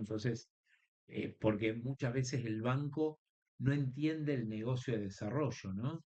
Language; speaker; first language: Spanish; native; Spanish